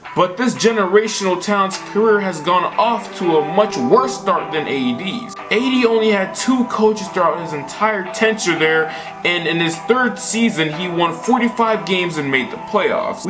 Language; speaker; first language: English; native; English